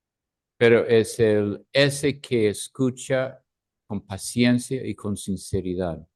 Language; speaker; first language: Spanish; non-native, fluent; English